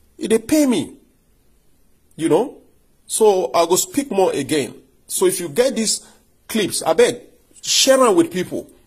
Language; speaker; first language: Nigerian Pidgin; non-native, local second language; Yoruba